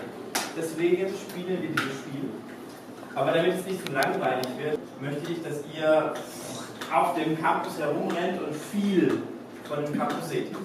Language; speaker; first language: German; native; German